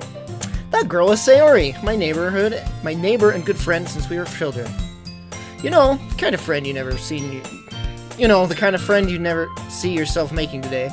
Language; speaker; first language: English; native; English